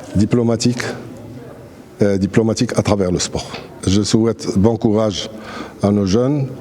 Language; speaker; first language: French; non-native, local second language; Arabic